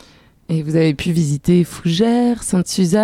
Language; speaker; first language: French; native; French